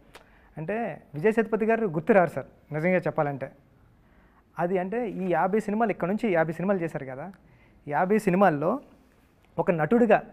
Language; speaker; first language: Telugu; native; Telugu